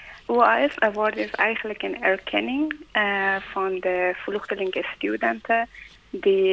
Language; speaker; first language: Dutch; non-native, learner; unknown